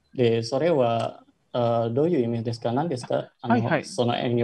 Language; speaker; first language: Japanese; non-native, fluent; Indonesian